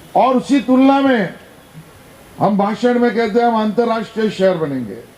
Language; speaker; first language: Hindi; non-native, local second language; Marathi